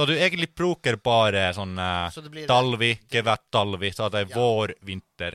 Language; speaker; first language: Norwegian; non-native, fluent; Finnish